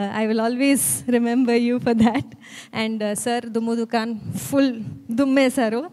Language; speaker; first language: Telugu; non-native, learner; Kannada